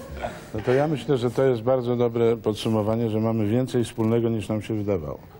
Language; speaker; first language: Polish; native; Polish